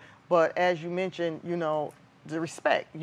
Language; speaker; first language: English; native; English